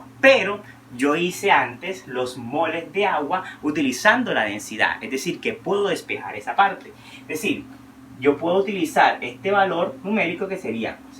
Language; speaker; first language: Spanish; native; Spanish